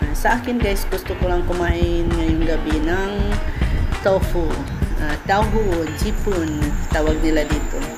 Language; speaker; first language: Filipino; non-native, local second language; Cebuano